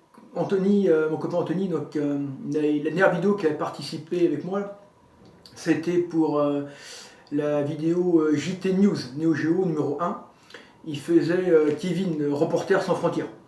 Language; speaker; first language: French; native; French